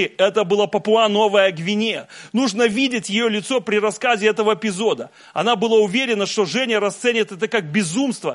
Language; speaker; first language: Russian; native; Russian